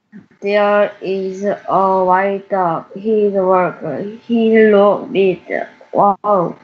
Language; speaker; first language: English; non-native, learner; Korean